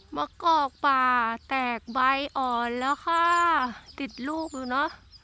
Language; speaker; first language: Thai; non-native, local second language; Khmer